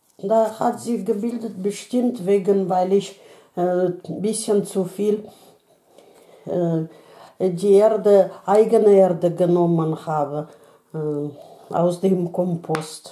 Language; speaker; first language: German; non-native, fluent; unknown